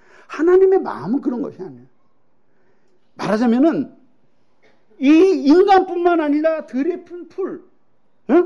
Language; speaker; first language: Korean; native; Korean